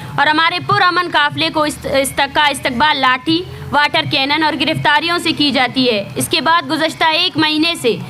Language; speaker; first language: Urdu; non-native, local second language; Baluchi